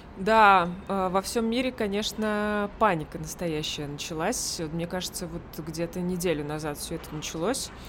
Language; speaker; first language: Russian; native; Russian